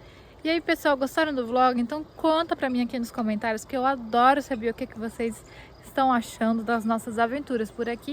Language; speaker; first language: Portuguese; native; Portuguese